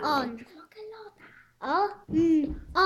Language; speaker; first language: Polish; early bilingual, heritage; Polish